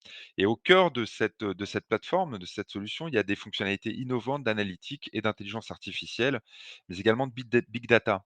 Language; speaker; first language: French; native; French